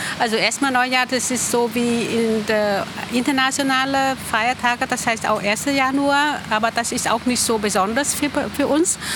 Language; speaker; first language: German; non-native, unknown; Vietnamese